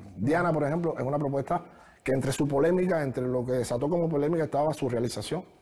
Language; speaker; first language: Spanish; native; Spanish